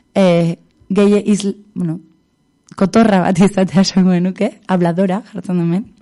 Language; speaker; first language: Basque; native; Basque